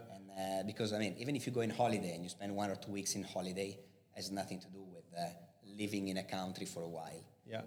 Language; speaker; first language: English; non-native, fluent; Italian